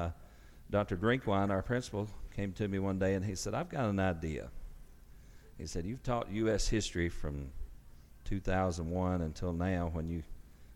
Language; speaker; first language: English; native; English